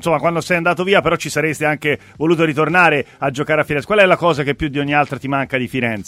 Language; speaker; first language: Italian; native; Italian